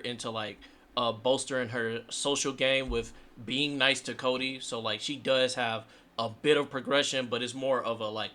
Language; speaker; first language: English; native; English